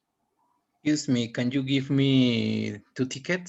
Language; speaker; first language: English; non-native, learner; Spanish